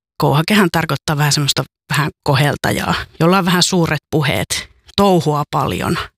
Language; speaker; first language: Finnish; native; Finnish